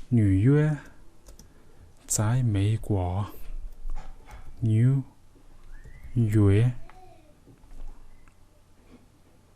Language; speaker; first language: Chinese; non-native, learner; Mongolian